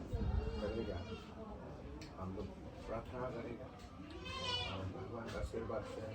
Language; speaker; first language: Hindi; non-native, local second language; Khasi